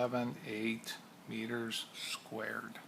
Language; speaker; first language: English; native; English